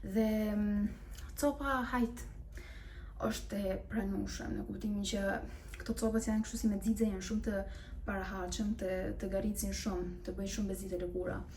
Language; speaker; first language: Albanian; early bilingual, heritage; Albanian